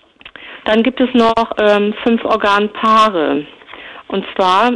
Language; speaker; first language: German; native; German